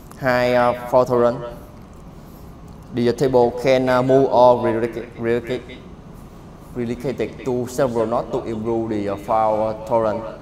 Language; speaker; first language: English; non-native, learner; Vietnamese